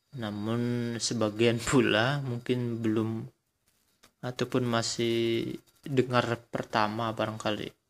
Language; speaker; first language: Indonesian; non-native, local second language; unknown